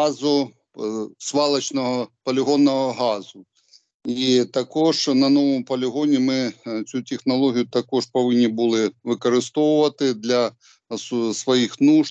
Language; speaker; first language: Ukrainian; non-native, local second language; Russian